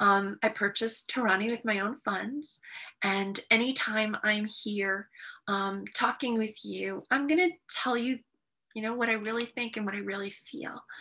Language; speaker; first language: English; native; English